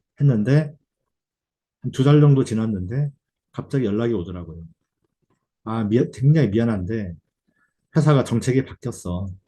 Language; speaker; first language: Korean; native; Korean